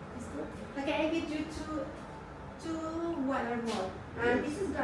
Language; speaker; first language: English; non-native, learner; Spanish